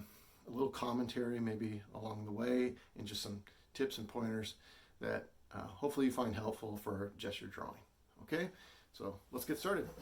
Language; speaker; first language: English; native; English